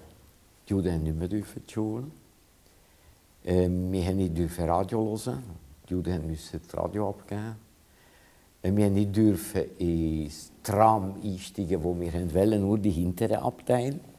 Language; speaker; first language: German; non-native, fluent; Hungarian